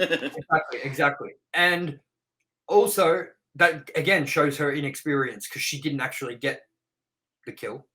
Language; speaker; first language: English; native; English